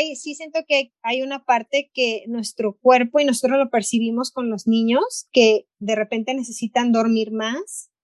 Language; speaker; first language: Spanish; native; Spanish